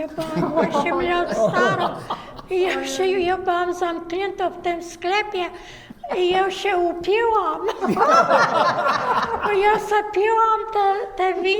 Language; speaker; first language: Polish; early bilingual, heritage; Polish